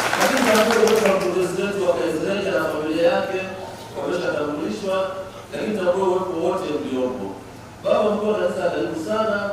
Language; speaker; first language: Swahili; native; Swahili